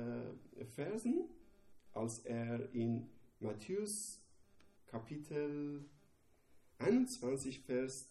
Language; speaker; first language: German; non-native, learner; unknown